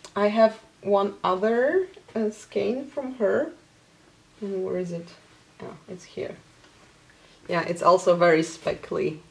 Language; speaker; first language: English; non-native, fluent; Polish